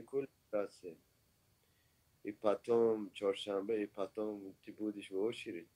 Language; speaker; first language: Russian; non-native, learner; Persian